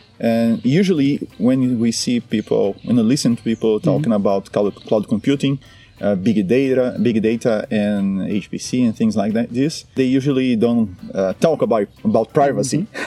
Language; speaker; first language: English; non-native, learner; Portuguese